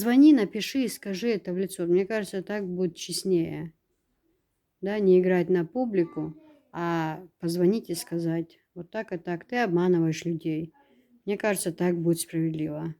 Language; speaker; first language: Russian; native; Russian